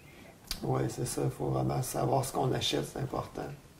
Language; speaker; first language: French; native; French